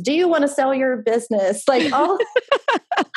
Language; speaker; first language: English; native; English